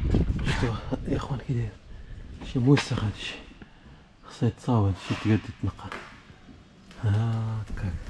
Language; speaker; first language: Arabic; native; Arabic